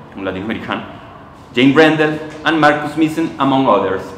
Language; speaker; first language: English; non-native, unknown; Spanish